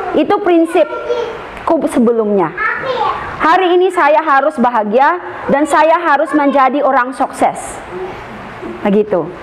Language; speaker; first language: Indonesian; non-native, learner; Filipino